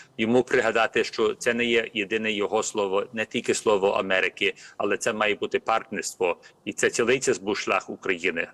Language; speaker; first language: Ukrainian; early bilingual, heritage; Ukrainian